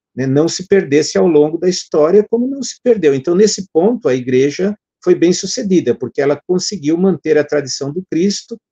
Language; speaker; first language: Portuguese; native; Portuguese